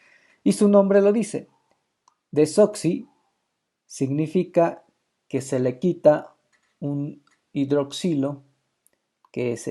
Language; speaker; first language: Spanish; native; Spanish